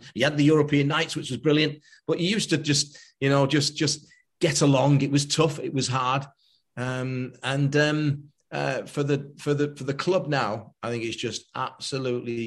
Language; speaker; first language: English; native; English